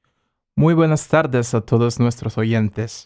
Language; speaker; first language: Spanish; non-native, learner; German